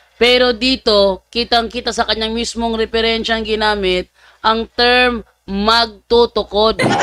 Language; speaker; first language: Filipino; native; Filipino